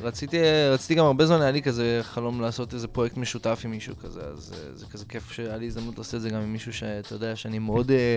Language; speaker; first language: Hebrew; native; Hebrew